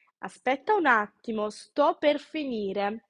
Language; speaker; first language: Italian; non-native, fluent; Ukrainian